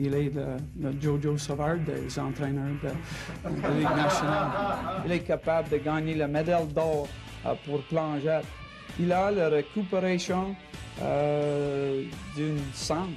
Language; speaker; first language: French; non-native, learner; English